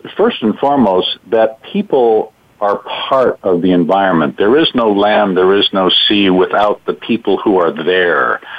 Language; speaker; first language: English; native; English